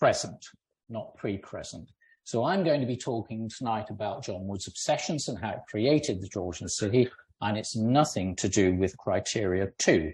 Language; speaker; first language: English; native; English